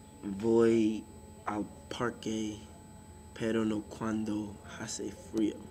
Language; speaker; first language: Spanish; non-native, learner; English